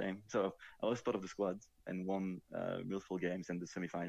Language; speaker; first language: English; non-native, fluent; French